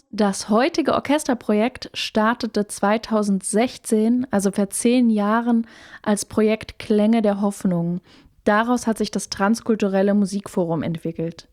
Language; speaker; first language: German; native; German